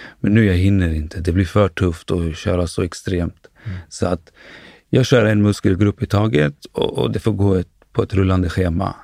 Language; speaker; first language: Swedish; early bilingual, other home language; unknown